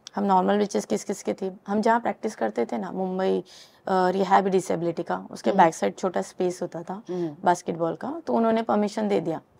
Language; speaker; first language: Hindi; native; Hindi